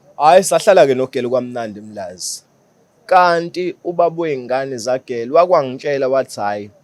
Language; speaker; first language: Zulu; native; Zulu